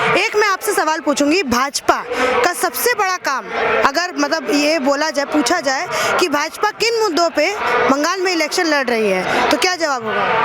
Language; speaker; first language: Hindi; native; Hindi